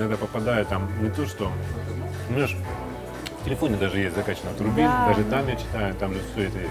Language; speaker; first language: Russian; native; Russian